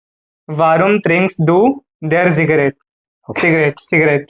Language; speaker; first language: German; non-native, learner; Hindi